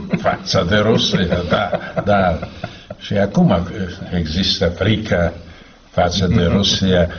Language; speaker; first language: Romanian; non-native, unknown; Czech